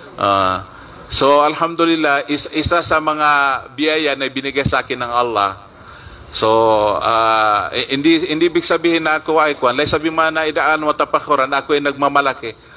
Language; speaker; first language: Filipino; non-native, local second language; Maguindanaon